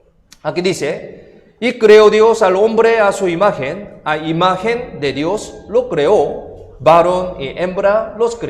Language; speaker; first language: Spanish; non-native, fluent; Korean